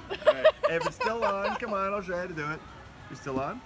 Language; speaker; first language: English; native; English